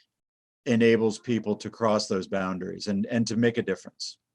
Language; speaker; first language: English; native; English